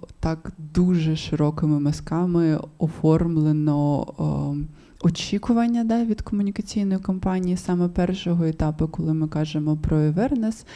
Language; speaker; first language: Ukrainian; non-native, local second language; Russian